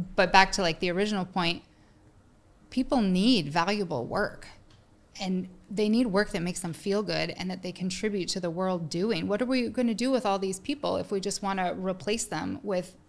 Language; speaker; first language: English; native; English